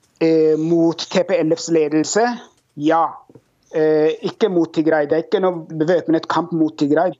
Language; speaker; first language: Norwegian; non-native, fluent; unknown